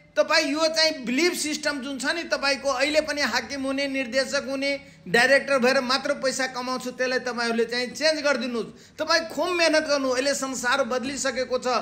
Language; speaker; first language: Nepali; non-native, local second language; Maithili